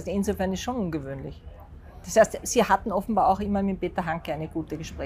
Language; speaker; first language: German; native; German